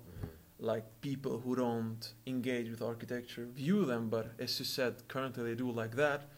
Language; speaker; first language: English; non-native, fluent; Albanian